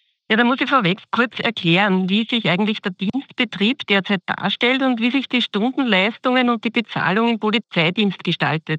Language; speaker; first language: German; native; German